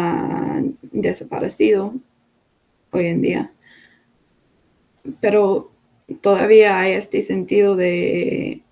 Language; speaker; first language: Spanish; non-native, fluent; English